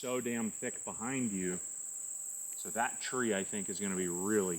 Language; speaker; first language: English; native; English